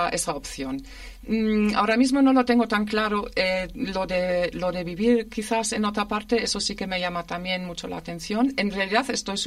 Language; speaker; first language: Spanish; non-native, fluent; German